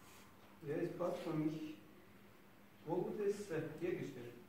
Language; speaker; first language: German; non-native, learner; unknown